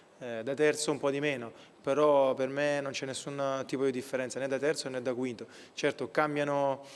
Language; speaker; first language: Italian; native; Italian